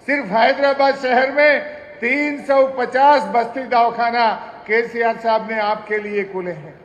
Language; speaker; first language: Hindi; non-native, local second language; Telugu